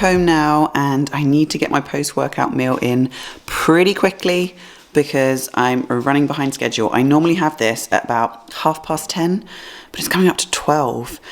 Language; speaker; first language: English; native; English